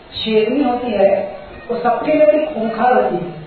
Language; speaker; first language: Hindi; non-native, local second language; Marathi